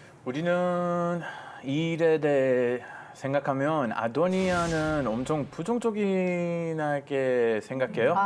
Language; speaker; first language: Korean; non-native, fluent; Hebrew